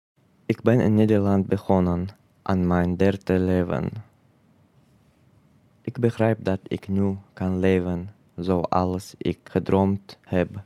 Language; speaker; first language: Dutch; non-native, learner; Chechen